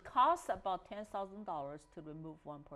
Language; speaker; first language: English; non-native, fluent; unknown